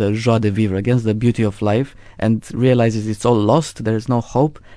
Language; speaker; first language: English; non-native, fluent; Romanian